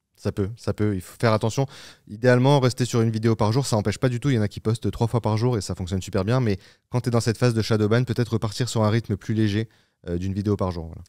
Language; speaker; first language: French; native; French